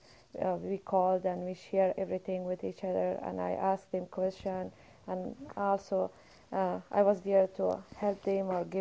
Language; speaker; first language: English; non-native, fluent; Persian